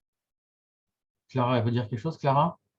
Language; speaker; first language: French; native; French